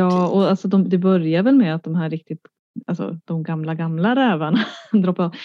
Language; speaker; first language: Swedish; native; Swedish